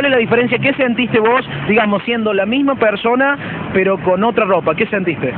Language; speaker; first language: Spanish; native; Spanish